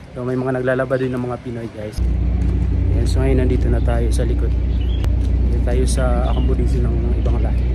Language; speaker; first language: Filipino; non-native, local second language; Waray